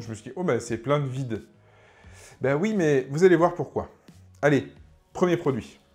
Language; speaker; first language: French; native; French